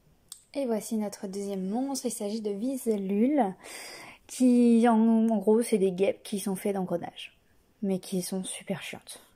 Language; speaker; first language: French; native; French